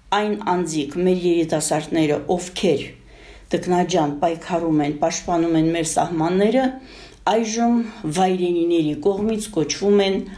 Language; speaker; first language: Armenian; native; Armenian